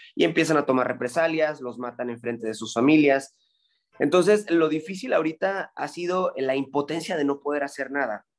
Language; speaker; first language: Spanish; native; Spanish